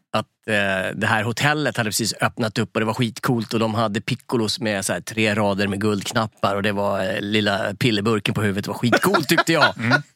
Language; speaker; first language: Swedish; native; Swedish